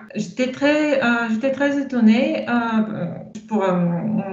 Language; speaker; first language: French; non-native, fluent; Bulgarian